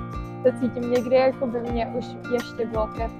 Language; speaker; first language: Czech; early bilingual, heritage; Czech